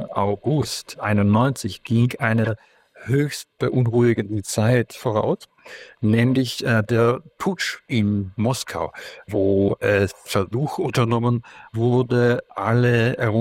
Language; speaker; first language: German; non-native, fluent; Ukrainian